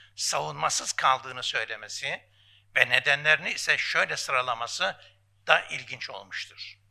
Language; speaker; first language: Turkish; native; Turkish